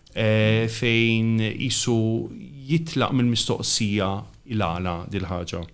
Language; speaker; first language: Maltese; native; Maltese